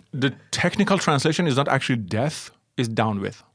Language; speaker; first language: English; early bilingual, other home language; Persian